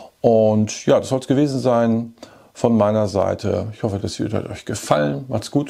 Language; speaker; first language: German; native; German